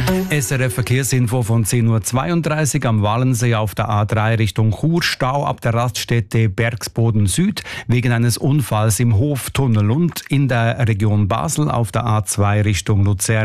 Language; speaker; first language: German; native; German